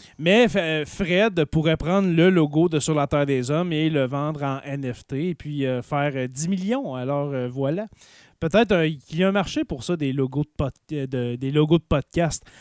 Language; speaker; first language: French; native; French